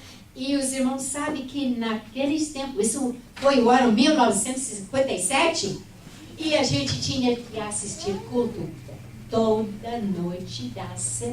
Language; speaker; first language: Portuguese; non-native, fluent; English